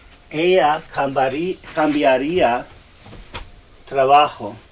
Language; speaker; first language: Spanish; non-native, learner; English